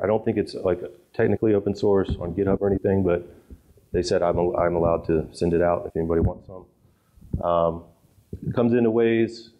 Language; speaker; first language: English; native; English